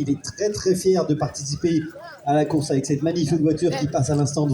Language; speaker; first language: French; native; French